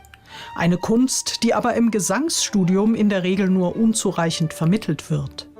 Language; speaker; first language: German; native; German